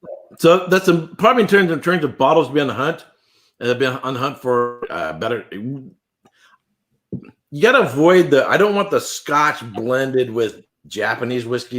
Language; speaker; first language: English; native; English